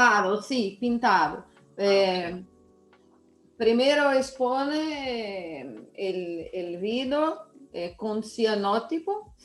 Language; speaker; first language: Spanish; non-native, learner; Portuguese